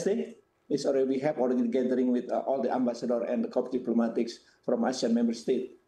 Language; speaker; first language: English; non-native, fluent; Indonesian